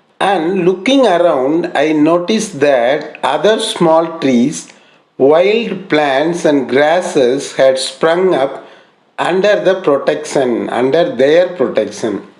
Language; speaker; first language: English; non-native, local second language; Tamil